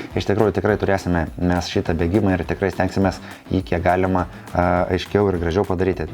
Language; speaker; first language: Lithuanian; native; Lithuanian